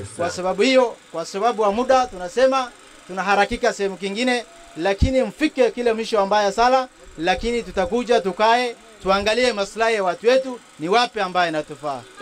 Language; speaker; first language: Swahili; non-native, local second language; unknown